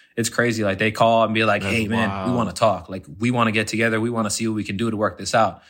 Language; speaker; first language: English; native; English